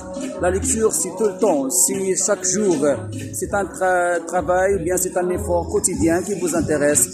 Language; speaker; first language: French; non-native, local second language; Arabic